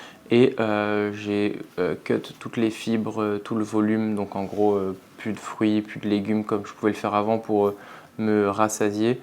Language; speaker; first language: French; native; French